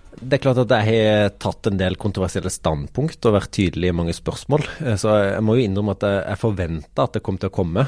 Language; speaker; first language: Norwegian; native; Norwegian